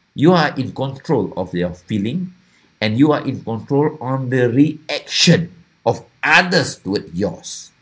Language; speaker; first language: English; non-native, local second language; Malay